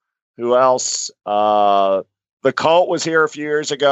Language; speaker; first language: English; native; English